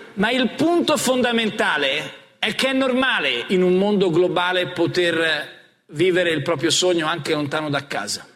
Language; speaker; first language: Italian; native; Italian